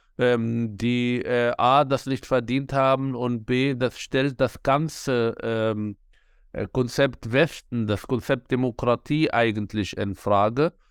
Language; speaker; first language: German; non-native, fluent; Arabic